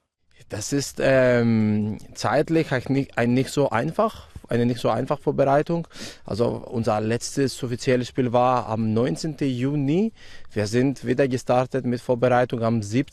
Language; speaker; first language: German; non-native, fluent; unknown